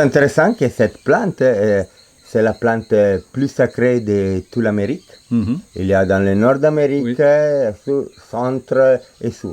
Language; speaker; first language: French; non-native, fluent; Spanish